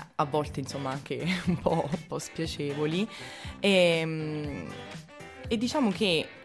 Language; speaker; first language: Italian; native; Italian